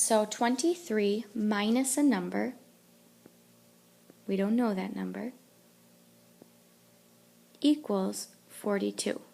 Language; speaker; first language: English; native; English